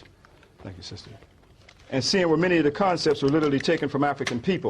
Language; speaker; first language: English; native; English